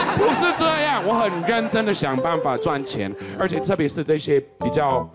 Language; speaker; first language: Chinese; non-native, fluent; English